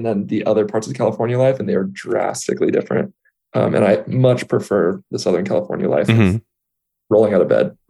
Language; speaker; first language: English; native; English